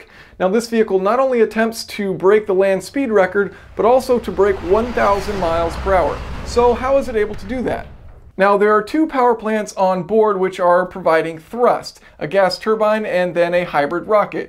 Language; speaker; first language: English; native; English